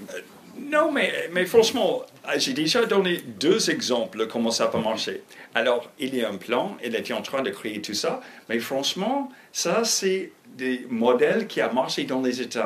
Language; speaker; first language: French; non-native, fluent; English